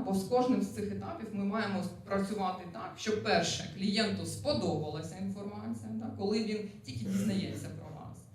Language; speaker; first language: Ukrainian; non-native, local second language; Russian